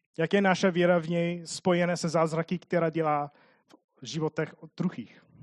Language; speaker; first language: Czech; non-native, fluent; English